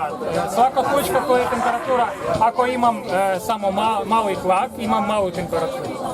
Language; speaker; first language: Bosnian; non-native, learner; Ukrainian